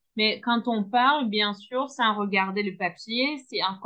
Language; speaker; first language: French; non-native, fluent; Turkish